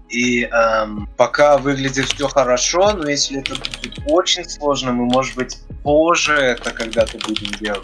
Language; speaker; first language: Russian; early bilingual, heritage; Russian